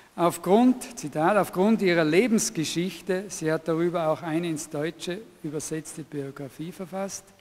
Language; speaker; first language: German; native; German